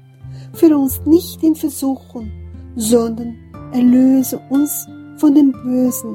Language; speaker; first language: German; non-native, fluent; Portuguese